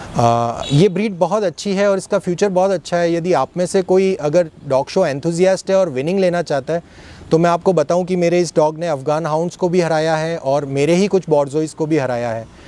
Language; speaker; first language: Hindi; native; Hindi